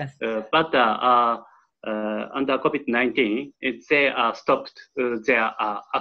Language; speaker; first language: English; non-native, learner; Japanese